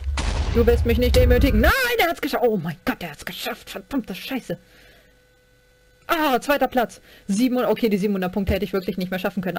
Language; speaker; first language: German; native; German